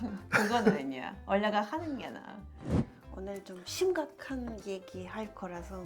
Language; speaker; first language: Korean; non-native, fluent; Ukrainian